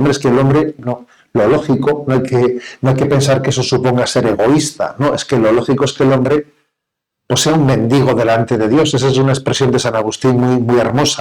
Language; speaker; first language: Spanish; native; Spanish